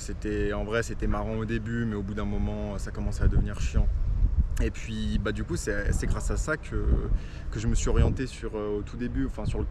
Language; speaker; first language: French; native; French